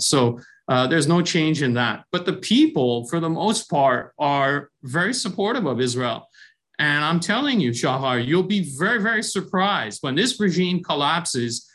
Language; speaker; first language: English; early bilingual, other home language; Persian